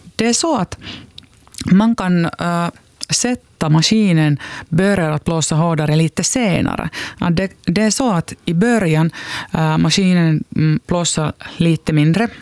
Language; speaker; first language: Swedish; non-native, local second language; Finnish